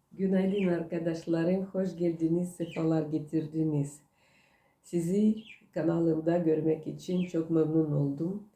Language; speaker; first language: Turkish; non-native, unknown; Russian